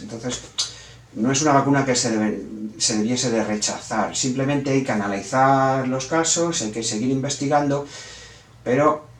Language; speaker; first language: Spanish; native; Spanish